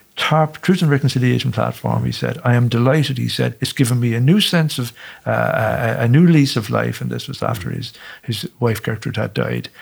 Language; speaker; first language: English; native; English